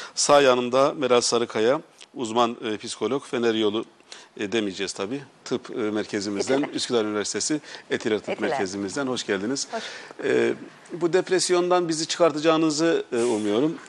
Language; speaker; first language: Turkish; native; Turkish